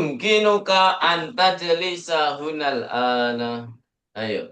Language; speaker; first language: Arabic; non-native, fluent; Indonesian